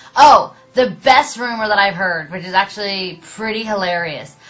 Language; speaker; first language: English; native; English